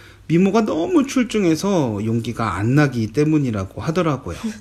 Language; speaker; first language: Korean; native; Korean